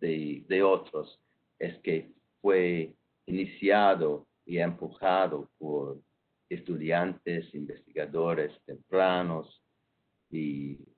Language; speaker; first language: Spanish; non-native, fluent; English